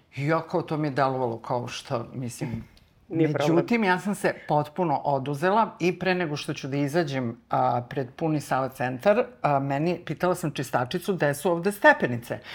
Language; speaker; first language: Serbian; native; Serbian